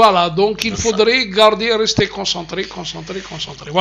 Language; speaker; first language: French; non-native, local second language; Kabyle